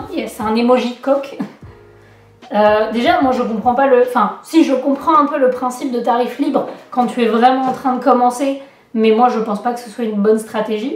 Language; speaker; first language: French; native; French